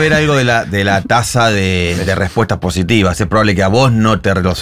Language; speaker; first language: Spanish; native; Spanish